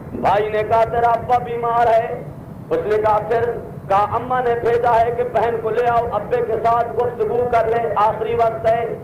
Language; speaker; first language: Urdu; non-native, local second language; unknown